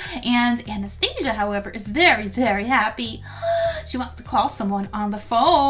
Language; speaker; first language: English; native; English